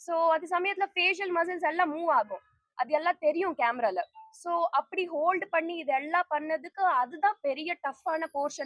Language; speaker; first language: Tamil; non-native, fluent; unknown